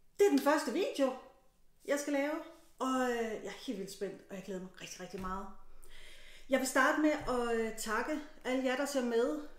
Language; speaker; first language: Danish; native; Danish